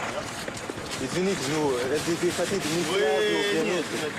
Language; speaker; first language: Russian; non-native, learner; Georgian